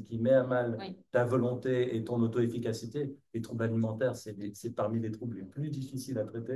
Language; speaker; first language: French; native; French